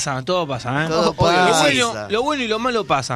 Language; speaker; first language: Spanish; native; Spanish